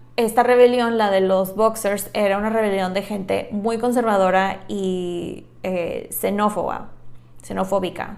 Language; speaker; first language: Spanish; native; Spanish